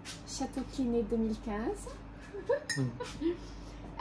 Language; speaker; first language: French; native; French